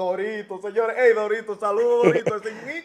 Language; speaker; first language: Spanish; native; Spanish